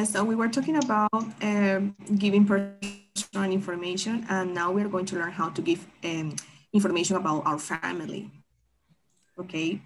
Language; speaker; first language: English; non-native, fluent; Spanish